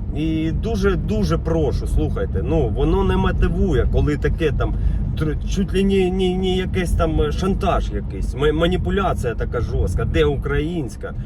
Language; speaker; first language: Ukrainian; non-native, local second language; Russian